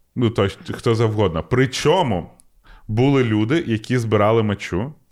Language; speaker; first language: Ukrainian; non-native, local second language; Russian